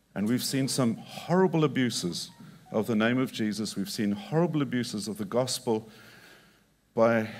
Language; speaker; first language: English; native; English